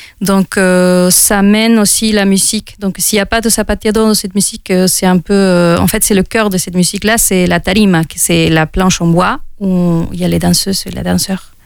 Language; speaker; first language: French; non-native, fluent; Spanish